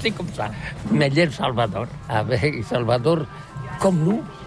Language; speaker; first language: French; non-native, learner; Catalan